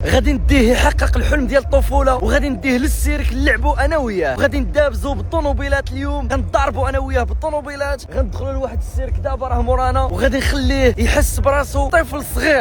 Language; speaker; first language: Arabic; native; Arabic